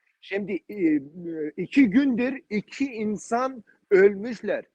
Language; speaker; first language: Turkish; non-native, learner; Kurdish